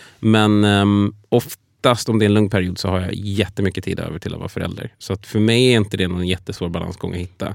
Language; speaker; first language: Swedish; native; Swedish